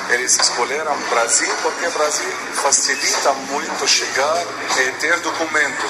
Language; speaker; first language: Portuguese; non-native, fluent; Arabic